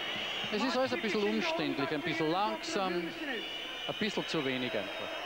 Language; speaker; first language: German; native; German